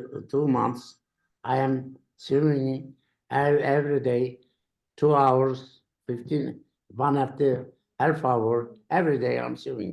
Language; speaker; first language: English; non-native, learner; Turkish